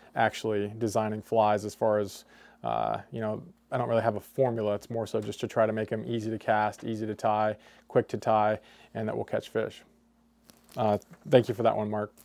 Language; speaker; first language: English; native; English